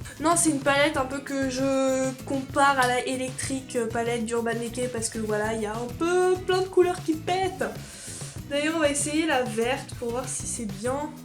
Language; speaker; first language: French; native; French